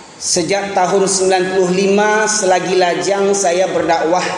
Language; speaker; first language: Indonesian; non-native, local second language; Minangkabau